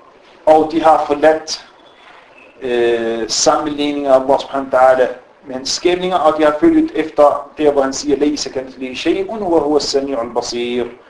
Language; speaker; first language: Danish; non-native, fluent; Arabic